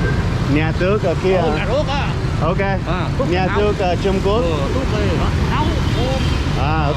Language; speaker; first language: Vietnamese; non-native, learner; English